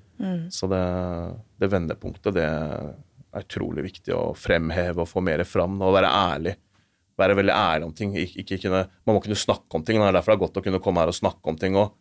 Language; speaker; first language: Norwegian; native; Norwegian